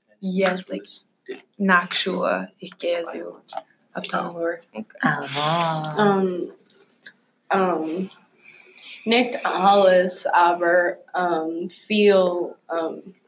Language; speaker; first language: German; non-native, learner; English